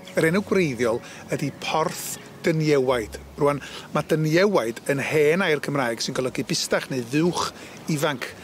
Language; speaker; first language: Welsh; native; Welsh